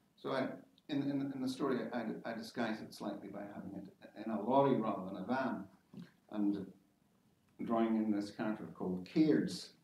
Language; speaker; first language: English; native; English